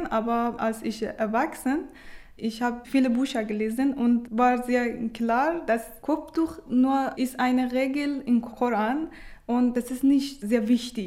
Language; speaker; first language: German; non-native, learner; Persian